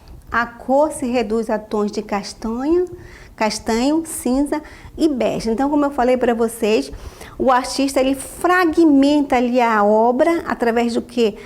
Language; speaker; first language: Portuguese; native; Portuguese